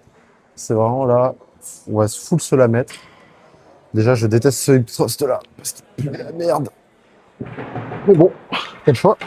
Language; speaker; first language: French; native; French